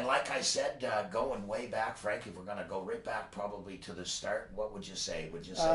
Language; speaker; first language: English; native; English